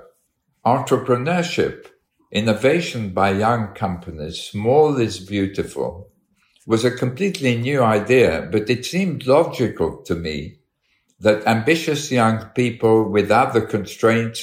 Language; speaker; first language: English; early bilingual, other home language; Arabic